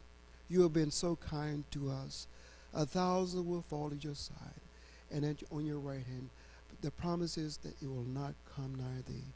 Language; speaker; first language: English; native; English